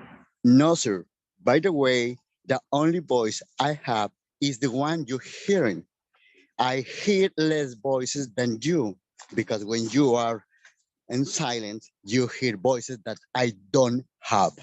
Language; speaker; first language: English; non-native, learner; Spanish